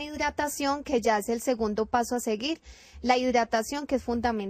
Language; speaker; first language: Spanish; native; Spanish